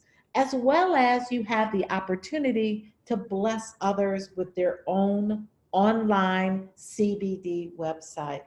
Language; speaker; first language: English; native; English